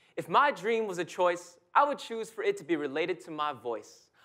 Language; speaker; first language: English; native; English